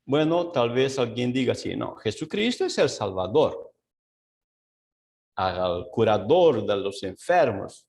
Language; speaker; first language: Portuguese; non-native, fluent; Spanish